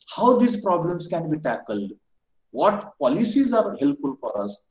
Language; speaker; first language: English; non-native, local second language; Marathi